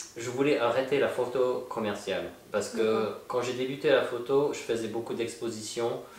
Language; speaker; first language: French; non-native, fluent; English